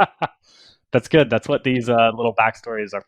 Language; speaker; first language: English; native; English